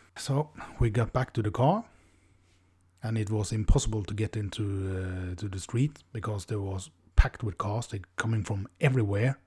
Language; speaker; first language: English; non-native, fluent; Norwegian